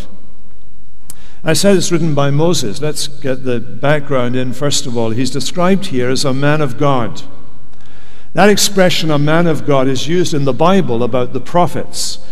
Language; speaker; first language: English; native; English